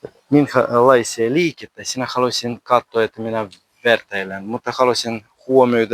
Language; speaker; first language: Finnish; non-native, learner; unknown